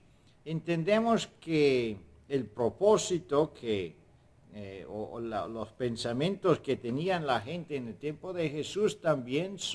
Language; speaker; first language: Spanish; non-native, fluent; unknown